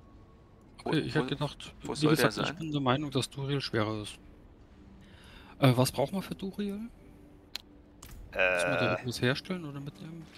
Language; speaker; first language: German; native; German